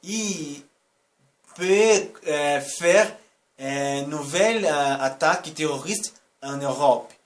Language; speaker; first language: French; non-native, learner; Portuguese